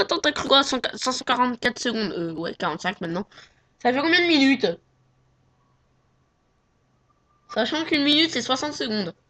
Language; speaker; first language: French; native; French